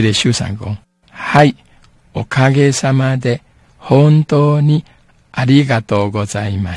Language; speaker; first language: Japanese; non-native, fluent; Chinese